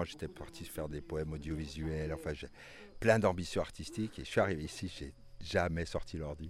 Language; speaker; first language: French; native; French